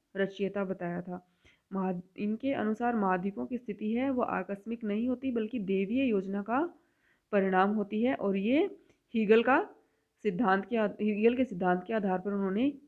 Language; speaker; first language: Hindi; native; Hindi